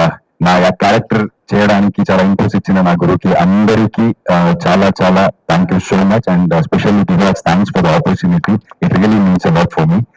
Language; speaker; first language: Telugu; non-native, fluent; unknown